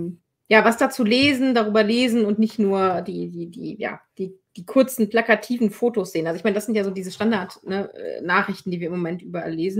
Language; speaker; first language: German; native; German